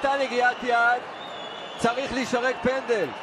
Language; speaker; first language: Hebrew; native; Hebrew